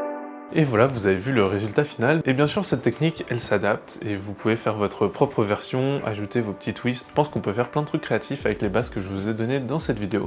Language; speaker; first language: French; native; French